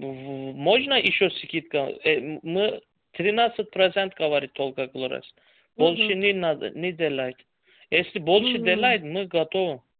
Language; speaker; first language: Russian; non-native, learner; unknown